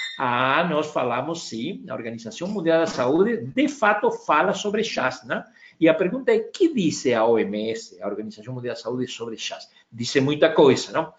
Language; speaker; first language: Portuguese; non-native, fluent; Spanish